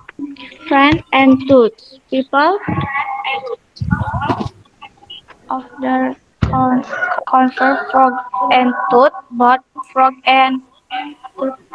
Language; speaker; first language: English; non-native, learner; Indonesian